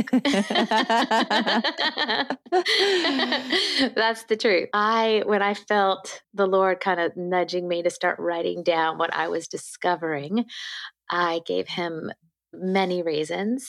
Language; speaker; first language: English; native; English